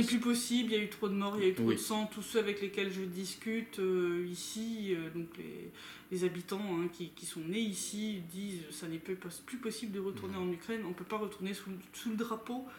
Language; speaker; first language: French; native; French